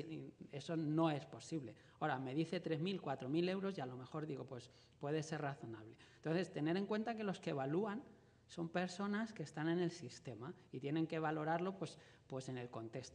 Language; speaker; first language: Spanish; native; Spanish